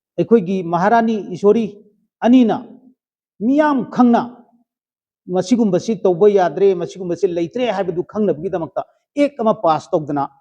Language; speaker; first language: Manipuri; native; Manipuri